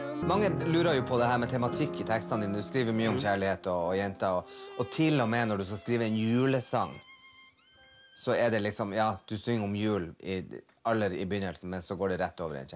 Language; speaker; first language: Norwegian; native; Norwegian